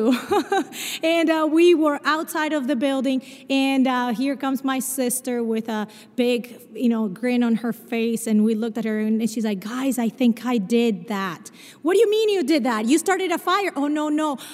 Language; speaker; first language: English; non-native, fluent; Spanish